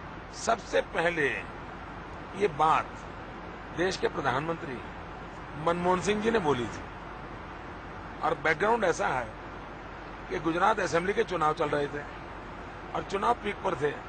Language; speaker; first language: Hindi; non-native, local second language; Gujarati